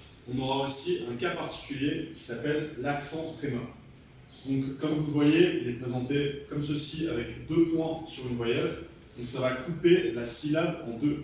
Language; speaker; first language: French; native; French